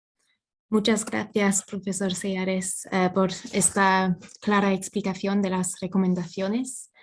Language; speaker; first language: Spanish; non-native, fluent; English